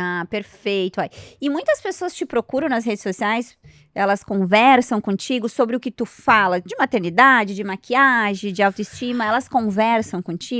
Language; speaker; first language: Portuguese; native; Portuguese